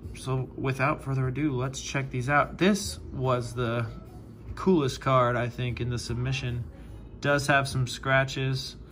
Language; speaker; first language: English; native; English